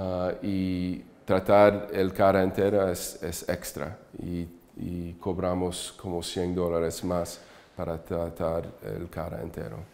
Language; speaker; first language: Spanish; early bilingual, heritage; English